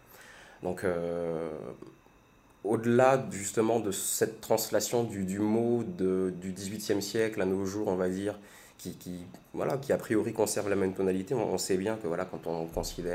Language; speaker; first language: French; native; French